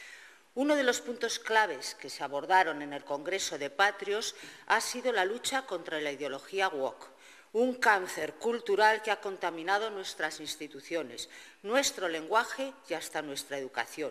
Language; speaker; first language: Spanish; native; Spanish